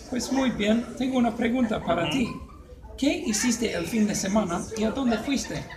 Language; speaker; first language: Spanish; non-native, fluent; English